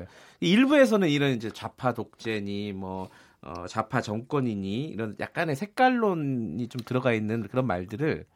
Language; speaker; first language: Korean; native; Korean